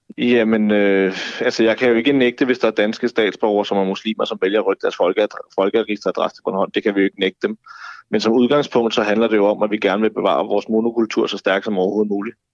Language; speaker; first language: Danish; native; Danish